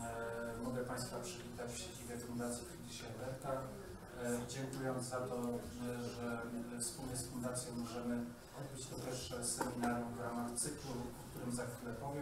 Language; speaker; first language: Polish; native; Polish